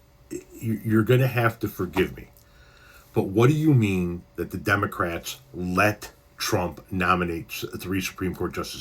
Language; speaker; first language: English; native; English